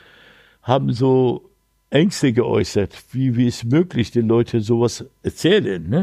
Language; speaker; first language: German; non-native, learner; Persian